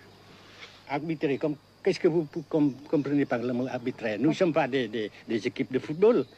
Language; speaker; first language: French; non-native, fluent; Vietnamese